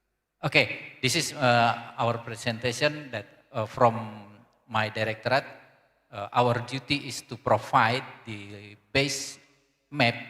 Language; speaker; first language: English; non-native, learner; Indonesian